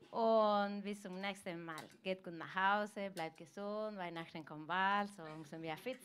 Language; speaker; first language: German; non-native, fluent; Galician